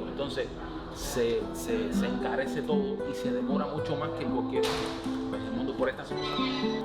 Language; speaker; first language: Spanish; native; Spanish